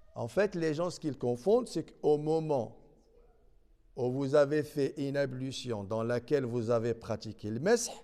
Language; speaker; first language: French; non-native, local second language; Arabic